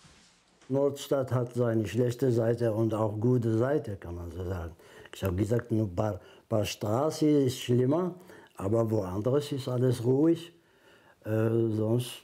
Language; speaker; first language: German; non-native, learner; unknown